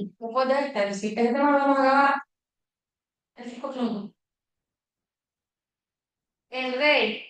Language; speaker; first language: Spanish; native; Spanish